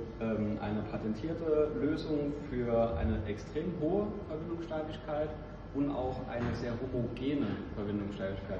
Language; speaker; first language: German; native; German